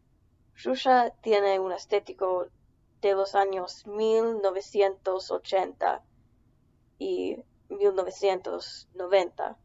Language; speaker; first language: Spanish; non-native, learner; English